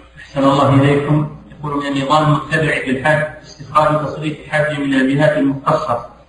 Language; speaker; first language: Arabic; native; Arabic